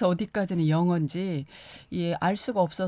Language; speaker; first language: Korean; native; Korean